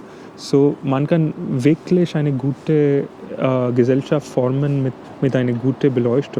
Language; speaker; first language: German; non-native, fluent; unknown